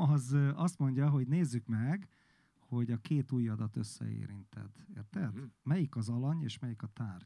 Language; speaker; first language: Hungarian; native; Hungarian